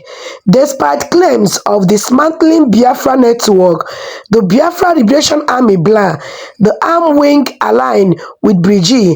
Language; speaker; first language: English; non-native, local second language; Igbo